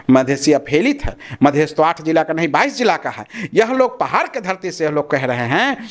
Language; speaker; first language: Hindi; non-native, local second language; Maithili